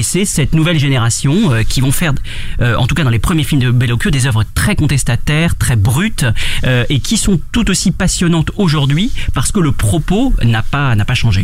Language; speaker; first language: French; native; French